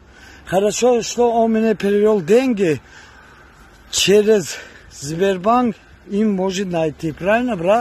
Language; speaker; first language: Russian; non-native, learner; Tajik